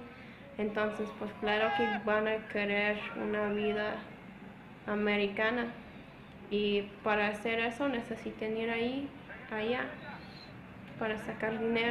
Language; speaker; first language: Spanish; non-native, fluent; English